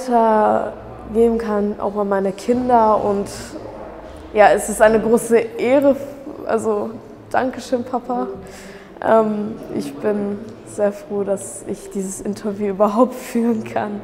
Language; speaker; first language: German; early bilingual, other home language; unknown